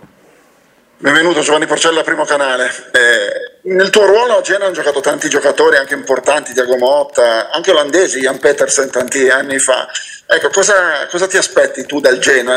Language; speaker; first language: Italian; native; Italian